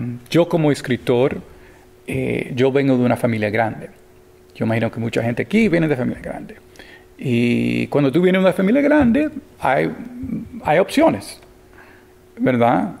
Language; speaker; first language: Spanish; early bilingual, heritage; Spanish